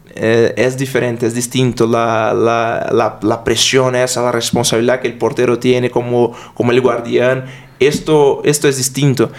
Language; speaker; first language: Spanish; non-native, fluent; Portuguese